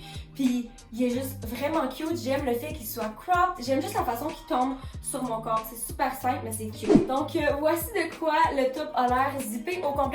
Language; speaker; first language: French; native; French